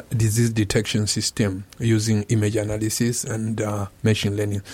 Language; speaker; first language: English; non-native, local second language; Tswana